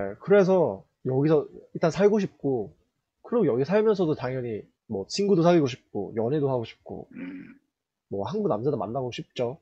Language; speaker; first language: Korean; early bilingual, heritage; Korean